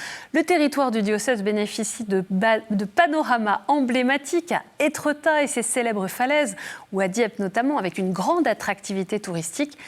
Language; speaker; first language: French; native; French